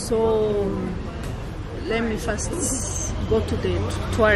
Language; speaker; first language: English; non-native, local second language; Kinyarwanda